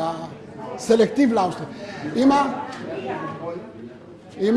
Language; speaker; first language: Dutch; non-native, learner; Hebrew